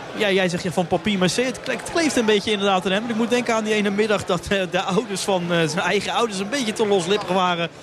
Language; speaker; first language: Dutch; native; Dutch